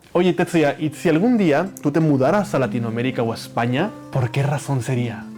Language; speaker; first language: Spanish; native; Spanish